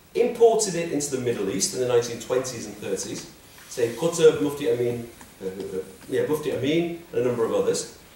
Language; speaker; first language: English; native; English